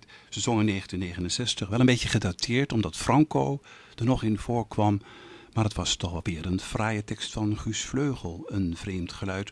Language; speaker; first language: Dutch; native; Dutch